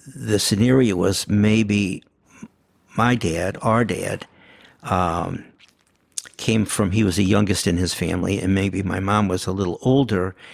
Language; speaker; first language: English; early bilingual, other home language; Yiddish